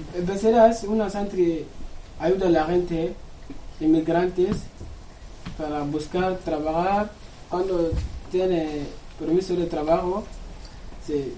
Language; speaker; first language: Spanish; non-native, learner; Bambara